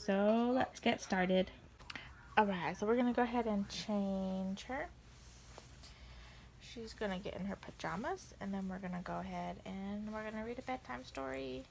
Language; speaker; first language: English; native; English